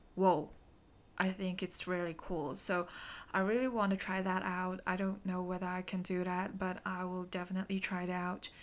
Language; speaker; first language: English; non-native, local second language; Cantonese